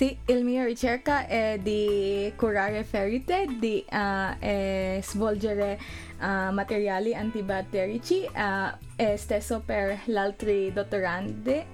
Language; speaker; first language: Italian; non-native, learner; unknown